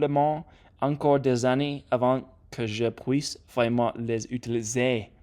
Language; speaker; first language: French; non-native, learner; English